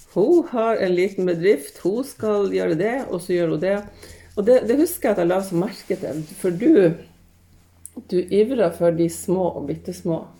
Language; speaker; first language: Norwegian; native; Norwegian